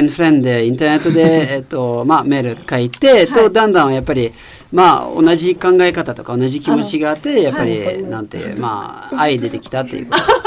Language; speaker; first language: Japanese; non-native, fluent; French